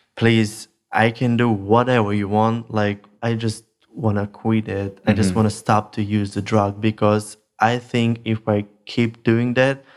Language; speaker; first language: English; non-native, learner; Russian